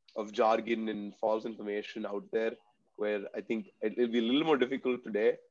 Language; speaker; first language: English; non-native, local second language; Tamil